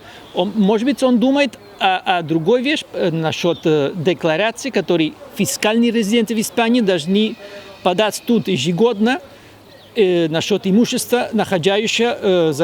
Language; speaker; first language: Russian; non-native, fluent; Spanish